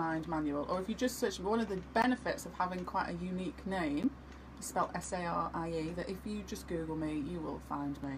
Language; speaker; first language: English; native; English